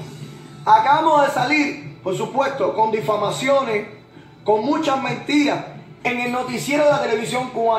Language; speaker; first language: Spanish; native; Spanish